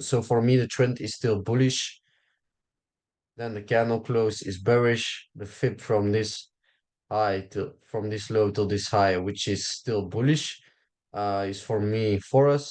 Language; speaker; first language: English; non-native, fluent; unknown